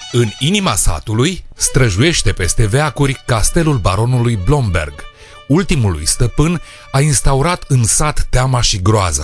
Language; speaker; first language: Romanian; native; Romanian